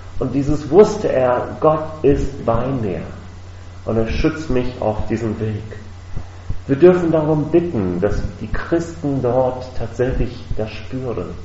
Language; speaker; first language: German; non-native, fluent; English